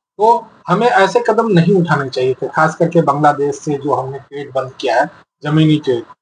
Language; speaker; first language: Hindi; native; Hindi